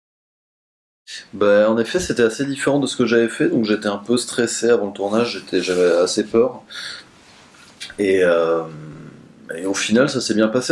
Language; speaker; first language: French; native; French